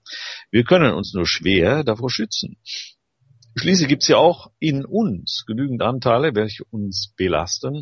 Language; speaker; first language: German; native; German